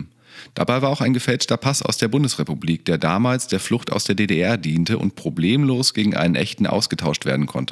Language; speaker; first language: German; native; German